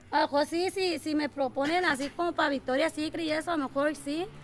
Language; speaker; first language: Spanish; native; Spanish